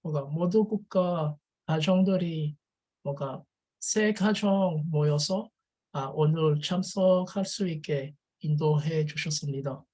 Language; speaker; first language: Korean; non-native, learner; French